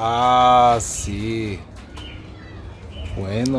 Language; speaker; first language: Spanish; non-native, learner; German